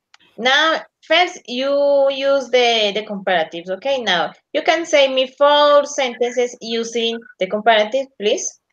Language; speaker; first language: English; non-native, learner; Spanish